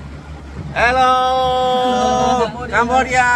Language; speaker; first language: English; non-native, learner; Indonesian